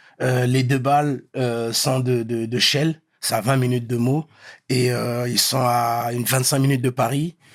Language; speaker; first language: French; early bilingual, other home language; Lingala